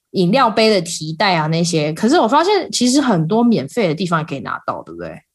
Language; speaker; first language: Chinese; native; Chinese